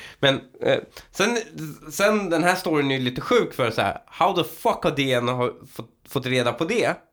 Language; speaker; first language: Swedish; early bilingual, other home language; Persian